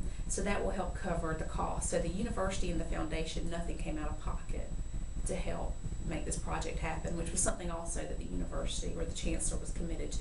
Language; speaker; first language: English; native; English